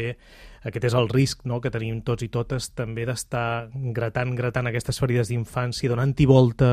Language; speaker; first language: Catalan; native; Catalan